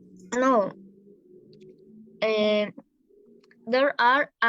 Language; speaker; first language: English; non-native, learner; Spanish